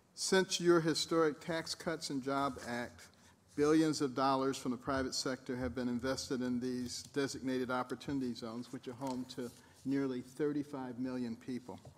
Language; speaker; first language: English; native; English